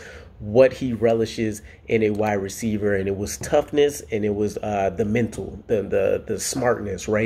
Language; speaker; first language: English; native; English